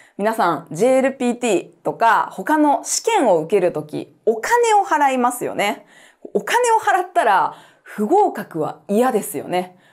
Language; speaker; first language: Japanese; native; Japanese